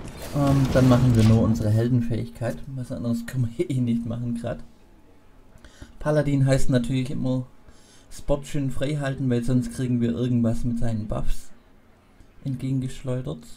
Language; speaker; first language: German; native; German